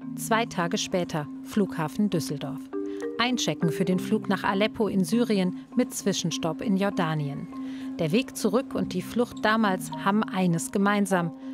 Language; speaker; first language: German; native; German